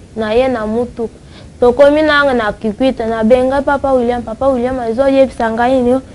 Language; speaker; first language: Lingala; non-native, local second language; Luba-Lulua